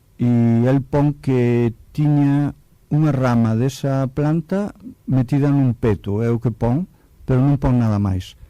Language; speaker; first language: Galician; native; Galician